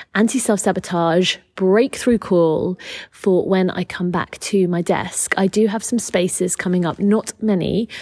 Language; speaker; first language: English; native; English